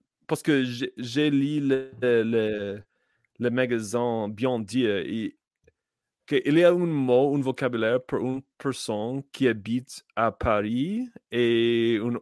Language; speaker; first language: French; non-native, learner; English